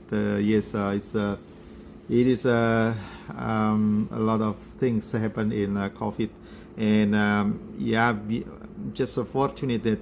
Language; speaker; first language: English; non-native, learner; Indonesian